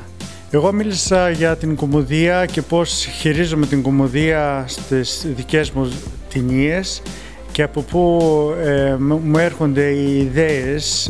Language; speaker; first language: Greek; early bilingual, heritage; Greek